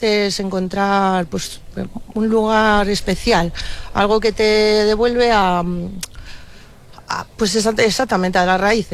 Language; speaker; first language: Spanish; native; Spanish